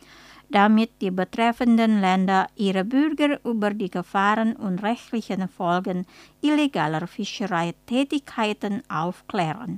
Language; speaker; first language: German; non-native, fluent; Indonesian